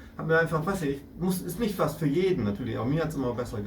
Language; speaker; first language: German; native; German